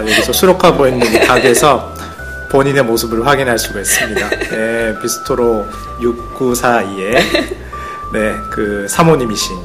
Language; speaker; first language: Korean; non-native, fluent; Japanese